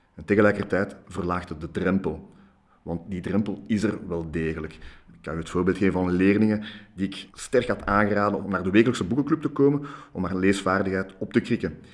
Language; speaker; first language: Dutch; non-native, local second language; French